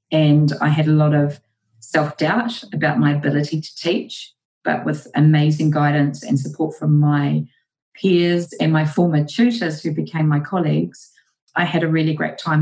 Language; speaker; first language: English; native; English